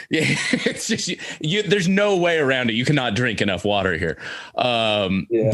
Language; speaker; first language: English; native; English